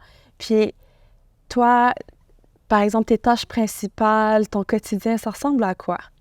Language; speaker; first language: French; native; French